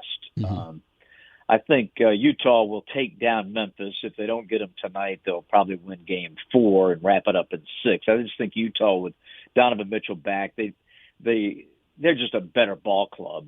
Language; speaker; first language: English; native; English